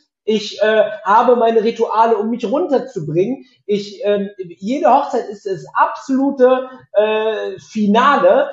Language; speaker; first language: German; native; German